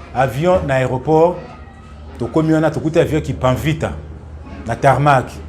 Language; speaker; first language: Lingala; native; Lingala